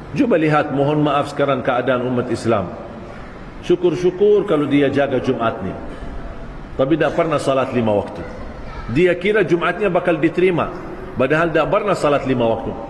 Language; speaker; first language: Malay; non-native, fluent; Arabic